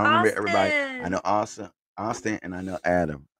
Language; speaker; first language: English; native; English